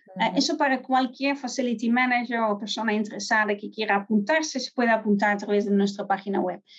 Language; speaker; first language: Spanish; non-native, fluent; Dutch